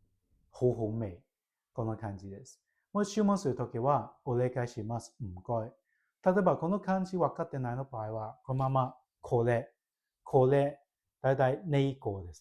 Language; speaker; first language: Japanese; non-native, fluent; Cantonese